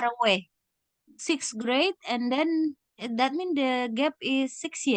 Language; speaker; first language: English; non-native, fluent; Indonesian